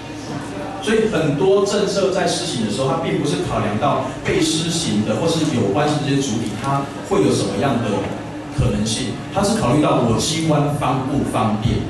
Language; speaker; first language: Chinese; native; Chinese